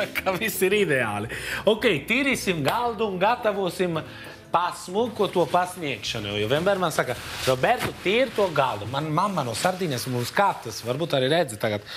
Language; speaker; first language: Latvian; non-native, fluent; Italian